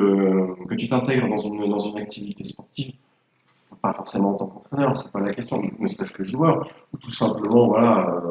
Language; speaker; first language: French; native; French